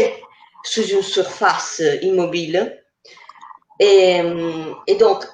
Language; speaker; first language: French; non-native, fluent; Italian